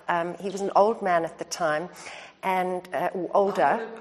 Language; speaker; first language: English; native; English